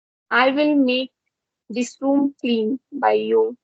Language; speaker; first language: English; non-native, local second language; Hindi